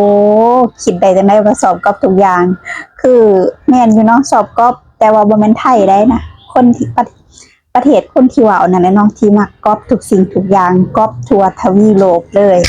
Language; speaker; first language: Thai; non-native, local second language; Northeastern Thai